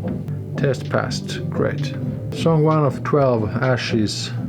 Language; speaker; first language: English; non-native, fluent; Finnish